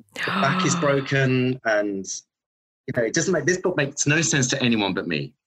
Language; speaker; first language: English; native; English